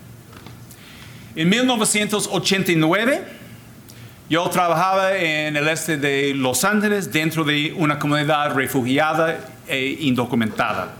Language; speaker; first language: Spanish; non-native, fluent; English